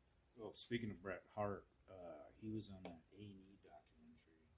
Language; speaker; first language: English; native; English